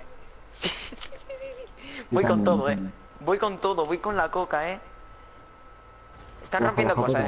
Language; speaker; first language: Spanish; native; Spanish